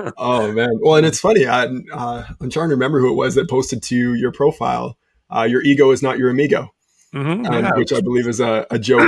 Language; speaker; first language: English; native; English